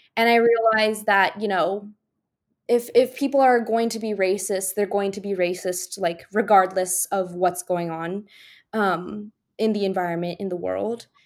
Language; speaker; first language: English; native; English